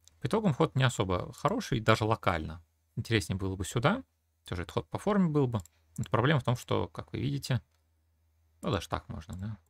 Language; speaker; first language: Russian; native; Russian